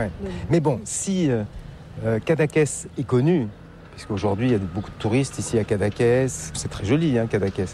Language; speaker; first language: French; native; French